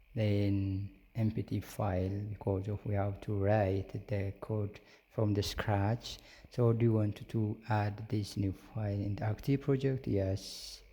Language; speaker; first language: English; non-native, local second language; Amharic